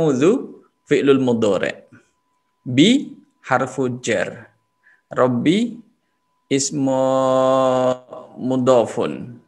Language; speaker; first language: Arabic; non-native, learner; Indonesian